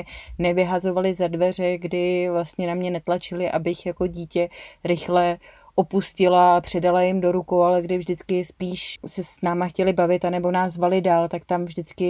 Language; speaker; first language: Czech; native; Czech